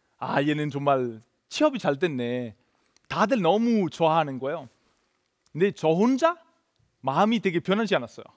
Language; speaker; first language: Korean; non-native, fluent; Italian